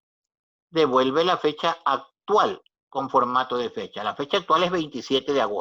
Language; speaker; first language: Spanish; native; Spanish